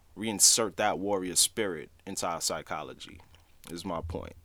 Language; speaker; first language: English; native; English